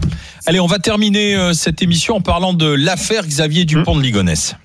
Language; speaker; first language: French; native; French